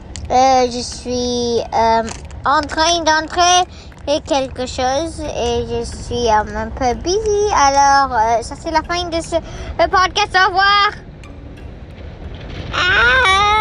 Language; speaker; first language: French; non-native, learner; English